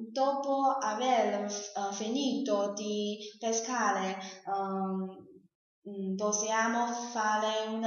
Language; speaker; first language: Italian; non-native, learner; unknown